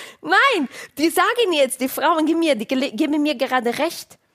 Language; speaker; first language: German; non-native, fluent; Portuguese